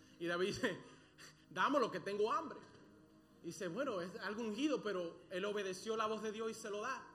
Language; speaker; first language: Spanish; early bilingual, other home language; English